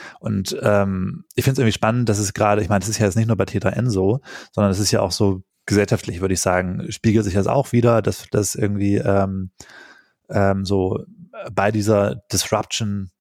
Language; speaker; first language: German; native; German